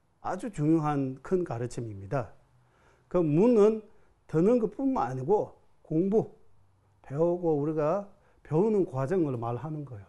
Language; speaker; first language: Korean; non-native, fluent; Tibetan